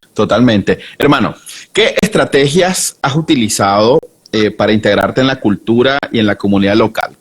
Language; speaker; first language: Spanish; native; Spanish